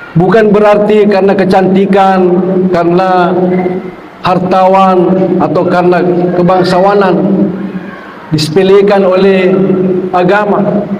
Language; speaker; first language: Malay; non-native, local second language; Buginese